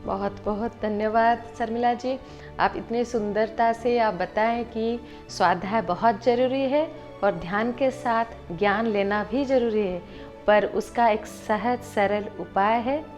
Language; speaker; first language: Hindi; native; Hindi